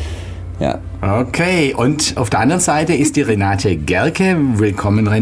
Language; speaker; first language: German; native; German